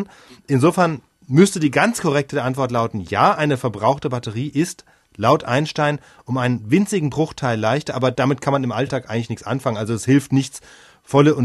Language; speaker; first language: German; native; German